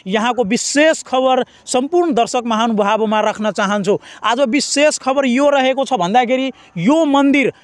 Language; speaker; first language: Nepali; non-native, local second language; Maithili